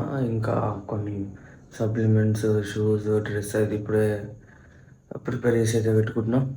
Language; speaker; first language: Telugu; native; Telugu